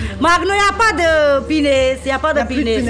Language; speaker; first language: French; non-native, learner; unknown